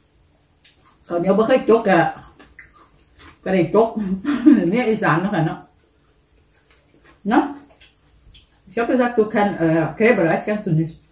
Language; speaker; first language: German; non-native, learner; Thai